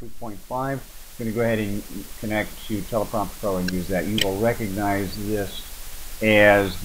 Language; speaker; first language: English; native; English